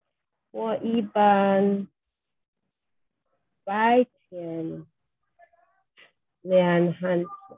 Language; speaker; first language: Chinese; non-native, learner; English